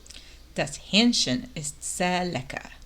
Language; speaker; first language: German; non-native, learner; English